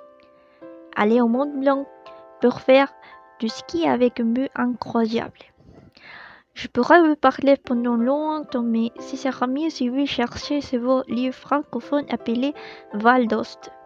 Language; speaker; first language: French; non-native, learner; Spanish